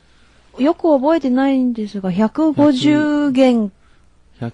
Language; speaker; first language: Japanese; non-native, fluent; Chinese